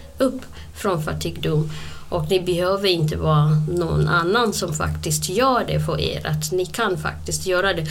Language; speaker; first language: Swedish; non-native, fluent; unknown